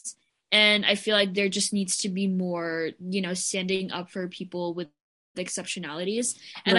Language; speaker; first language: English; non-native, local second language; Filipino